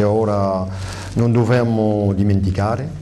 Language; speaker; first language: Italian; early bilingual, heritage; French